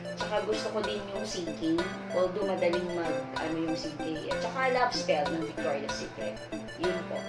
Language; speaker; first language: Filipino; non-native, local second language; Iloko